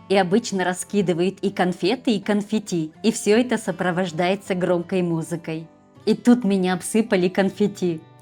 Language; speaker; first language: Russian; native; Russian